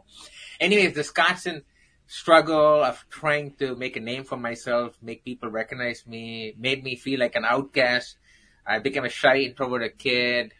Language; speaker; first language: English; non-native, local second language; Tamil